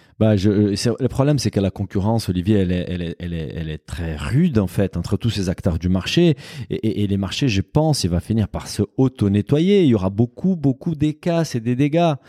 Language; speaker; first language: French; non-native, fluent; Portuguese